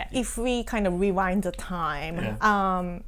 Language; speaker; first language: English; non-native, fluent; Japanese